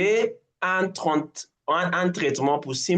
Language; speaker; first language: French; non-native, fluent; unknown